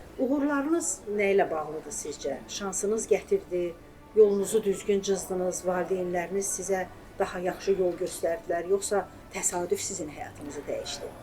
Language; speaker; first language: Azerbaijani; native; Azerbaijani